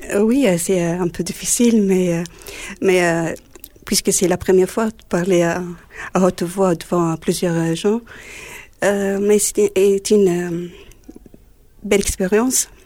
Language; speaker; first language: French; non-native, learner; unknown